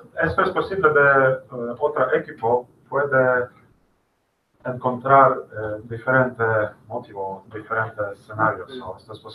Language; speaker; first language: Spanish; non-native, learner; English